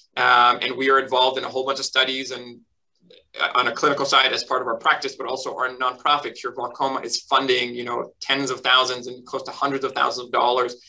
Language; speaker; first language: English; native; English